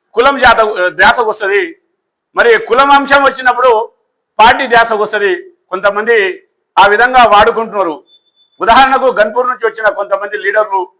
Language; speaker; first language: Telugu; non-native, local second language; Lambadi